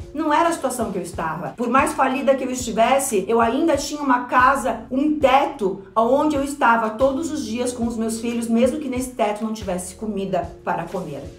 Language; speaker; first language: Portuguese; native; Portuguese